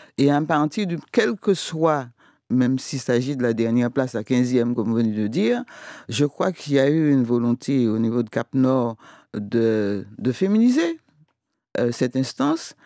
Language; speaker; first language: French; native; French